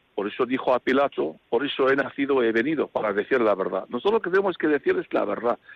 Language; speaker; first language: Spanish; non-native, fluent; Arabic